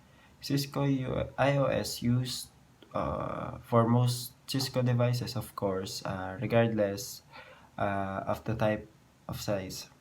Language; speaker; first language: English; non-native, local second language; Filipino